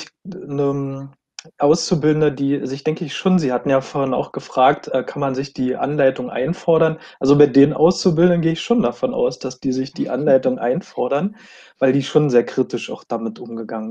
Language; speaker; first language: German; native; German